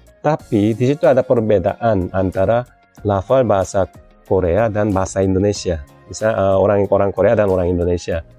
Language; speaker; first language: Indonesian; non-native, fluent; Korean